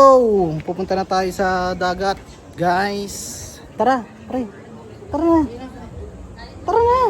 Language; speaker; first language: Filipino; native; Filipino